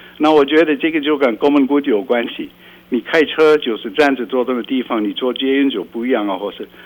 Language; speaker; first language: Chinese; non-native, fluent; Dutch